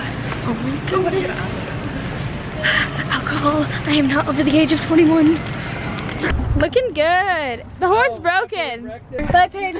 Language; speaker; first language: English; native; English